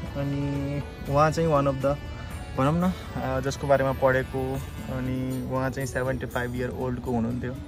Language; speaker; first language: Nepali; early bilingual, heritage; Nepali